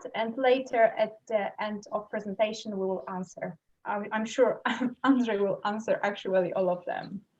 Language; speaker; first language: English; non-native, fluent; Polish